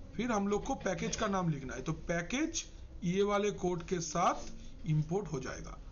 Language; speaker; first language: Hindi; non-native, local second language; Bangla